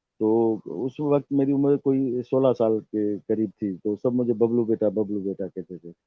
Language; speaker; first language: Urdu; non-native, local second language; Sindhi